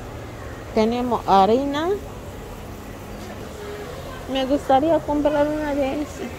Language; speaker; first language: Spanish; non-native, fluent; Haitian Creole